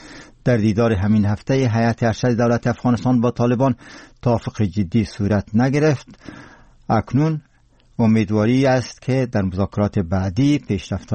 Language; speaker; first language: Persian; native; Persian